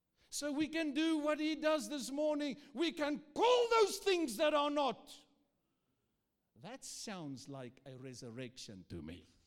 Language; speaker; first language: English; non-native, local second language; Afrikaans